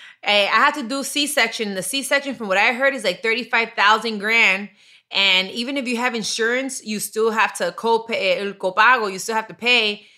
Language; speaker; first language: English; early bilingual, other home language; Spanish